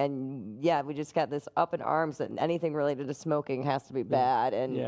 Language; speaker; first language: English; native; English